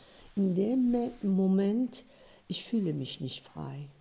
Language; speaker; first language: German; non-native, fluent; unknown